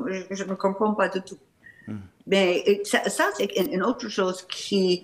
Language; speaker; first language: French; non-native, fluent; English